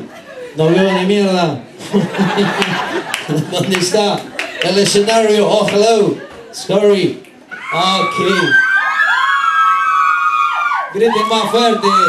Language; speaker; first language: Spanish; non-native, learner; English